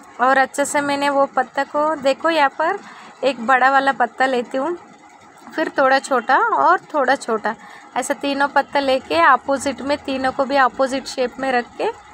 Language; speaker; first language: Hindi; non-native, local second language; Telugu